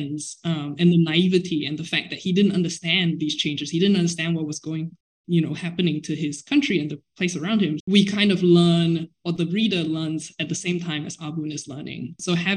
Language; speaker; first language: English; native; English